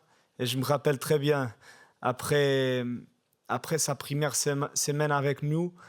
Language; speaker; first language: French; non-native, fluent; Portuguese